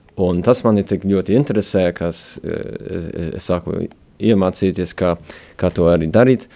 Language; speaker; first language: Latvian; early bilingual, heritage; Latvian